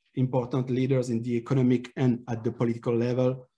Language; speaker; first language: English; non-native, fluent; French